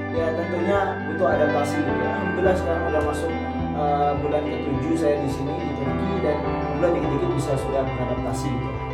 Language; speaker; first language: Indonesian; native; Indonesian